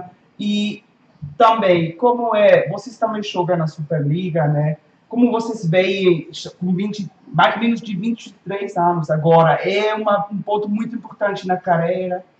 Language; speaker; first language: Portuguese; non-native, fluent; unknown